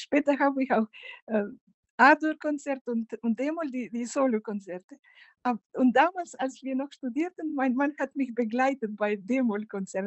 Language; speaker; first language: German; non-native, fluent; Macedonian